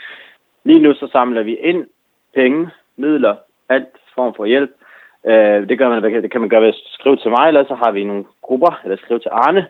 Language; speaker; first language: Danish; non-native, fluent; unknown